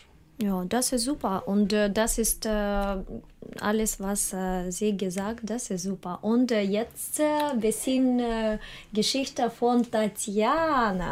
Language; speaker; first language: German; non-native, learner; Russian